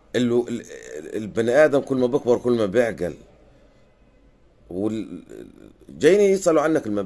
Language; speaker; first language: Arabic; native; Arabic